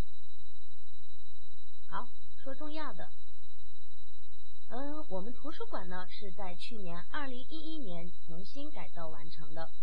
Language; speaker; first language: Chinese; non-native, fluent; Mongolian